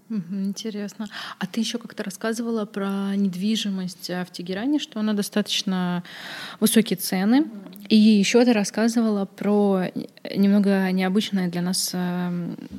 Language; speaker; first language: Russian; native; Russian